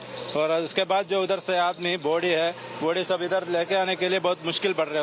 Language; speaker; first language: Hindi; non-native, local second language; Malayalam